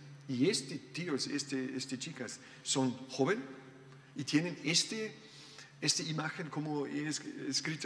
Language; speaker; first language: Spanish; non-native, learner; German